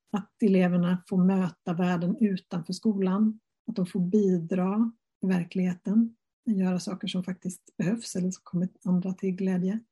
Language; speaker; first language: Swedish; native; Swedish